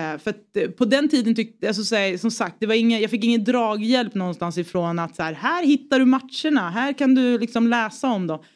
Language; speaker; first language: Swedish; early bilingual, other home language; Persian